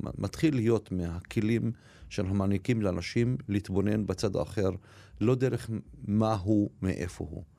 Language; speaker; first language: Hebrew; non-native, local second language; Arabic